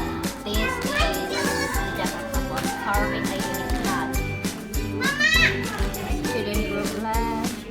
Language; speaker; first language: English; non-native, fluent; Indonesian